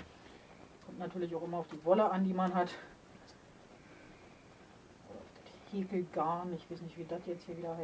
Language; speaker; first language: German; native; German